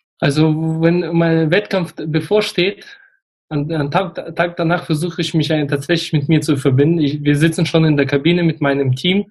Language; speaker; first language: German; early bilingual, other home language; Russian